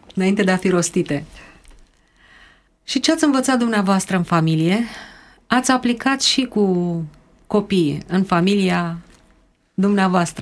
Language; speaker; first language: Romanian; native; Romanian